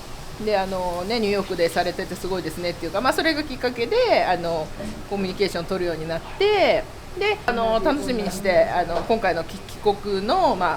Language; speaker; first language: Japanese; native; Japanese